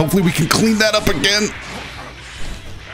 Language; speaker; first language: English; native; English